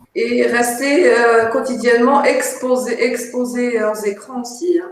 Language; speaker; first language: French; non-native, local second language; Arabic